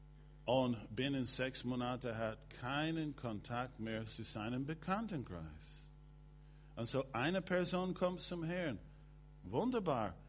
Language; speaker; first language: German; non-native, fluent; English